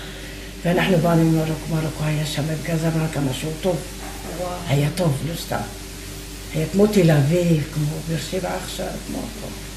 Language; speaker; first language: Hebrew; non-native, fluent; Arabic